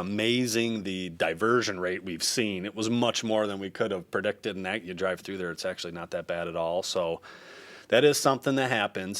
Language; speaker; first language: English; native; English